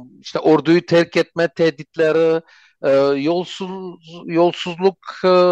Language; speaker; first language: Turkish; non-native, fluent; Armenian